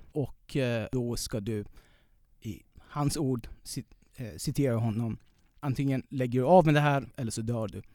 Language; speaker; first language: Swedish; non-native, fluent; Persian